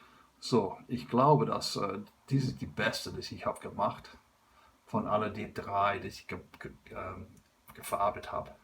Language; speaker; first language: German; non-native, learner; English